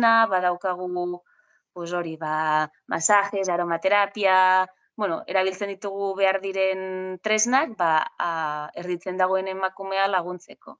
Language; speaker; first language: Basque; non-native, local second language; Spanish